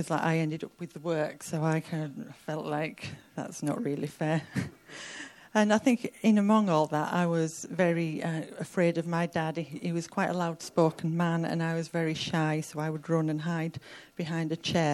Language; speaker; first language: English; native; English